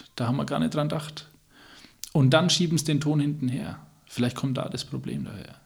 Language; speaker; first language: German; native; German